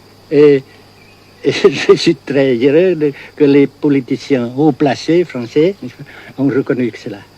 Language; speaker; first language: French; non-native, fluent; Vietnamese